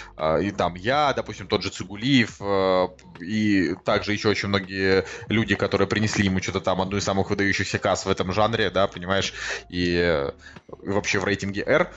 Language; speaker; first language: Russian; native; Russian